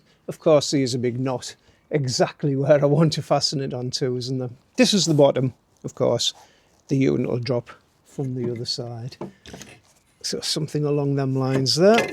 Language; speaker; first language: English; native; English